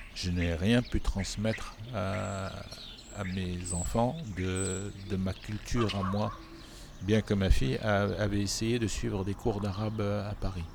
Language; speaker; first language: French; non-native, local second language; Arabic